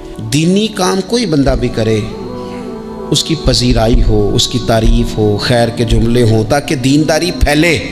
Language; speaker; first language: Urdu; non-native, local second language; Punjabi